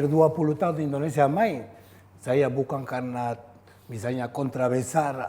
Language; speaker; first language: Indonesian; non-native, fluent; Spanish